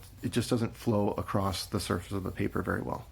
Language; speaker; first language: English; native; English